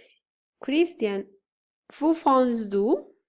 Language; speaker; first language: German; non-native, learner; Spanish